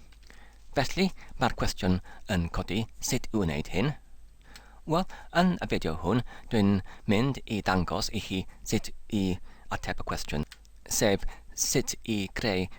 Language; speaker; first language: Welsh; non-native, learner; English